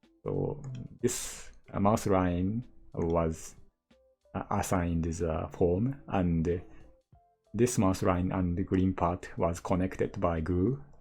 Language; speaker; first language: English; non-native, learner; Japanese